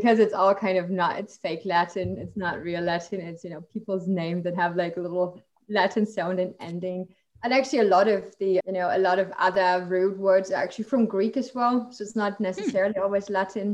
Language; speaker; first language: English; non-native, fluent; German